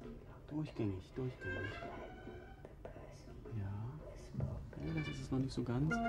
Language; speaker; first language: German; native; German